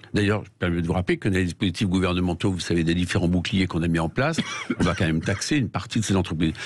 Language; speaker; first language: French; native; French